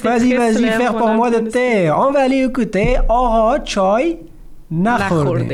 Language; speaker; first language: French; non-native, learner; Persian